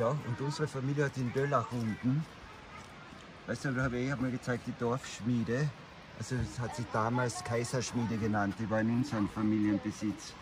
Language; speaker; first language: German; native; German